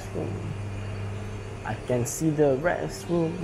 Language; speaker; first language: English; non-native, learner; French